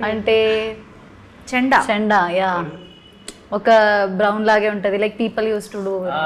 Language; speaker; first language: Telugu; non-native, learner; Malayalam